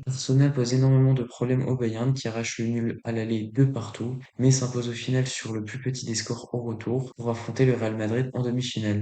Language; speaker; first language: French; native; French